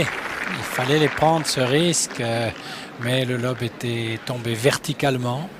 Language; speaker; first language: French; native; French